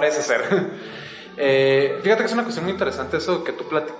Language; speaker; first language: Spanish; native; Spanish